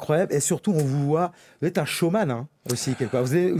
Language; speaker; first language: French; native; French